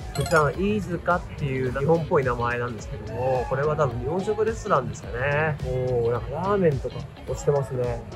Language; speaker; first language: Japanese; native; Japanese